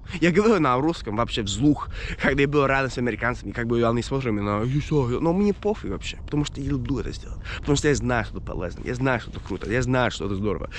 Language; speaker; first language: Russian; non-native, fluent; English